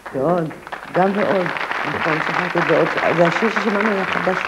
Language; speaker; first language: Hebrew; native; Hebrew